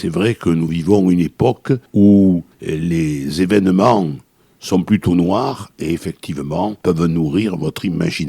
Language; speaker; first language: French; native; French